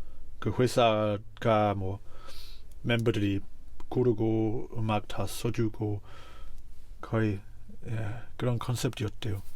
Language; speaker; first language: Korean; non-native, fluent; English